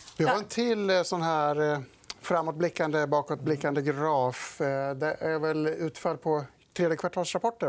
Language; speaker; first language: Swedish; native; Swedish